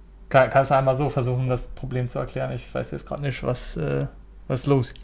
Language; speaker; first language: German; native; German